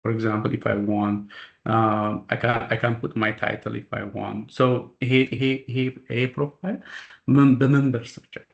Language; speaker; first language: English; non-native, local second language; Amharic